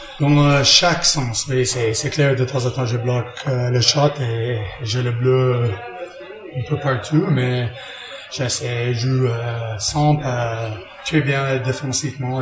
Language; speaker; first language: French; non-native, learner; English